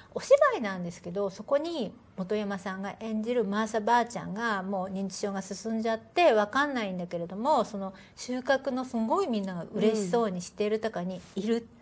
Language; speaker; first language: Japanese; native; Japanese